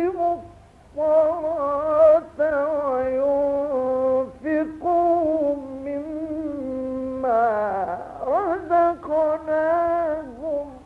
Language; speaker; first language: Arabic; native; Arabic